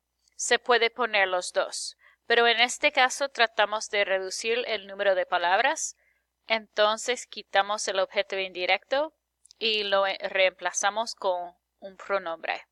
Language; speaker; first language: Spanish; non-native, fluent; English